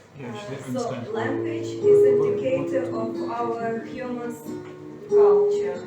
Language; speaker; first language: English; non-native, learner; Ukrainian